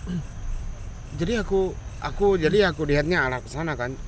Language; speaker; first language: Indonesian; non-native, learner; Japanese